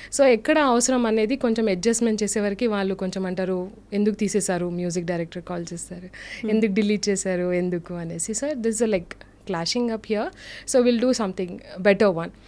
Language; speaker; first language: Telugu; non-native, local second language; Urdu